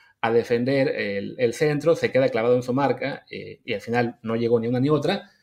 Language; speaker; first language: Spanish; native; Spanish